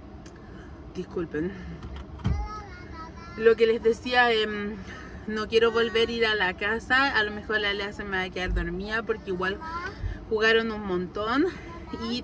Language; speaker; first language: Spanish; native; Spanish